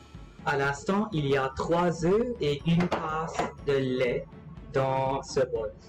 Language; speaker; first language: French; non-native, local second language; English